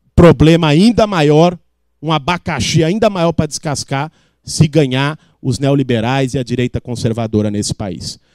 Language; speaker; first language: Portuguese; native; Portuguese